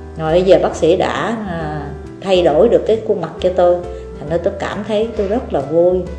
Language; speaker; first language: Vietnamese; native; Vietnamese